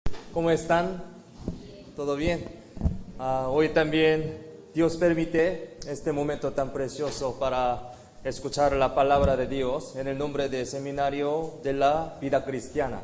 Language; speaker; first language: Spanish; non-native, fluent; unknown